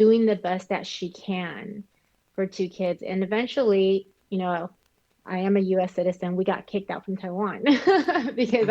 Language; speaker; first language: English; early bilingual, other home language; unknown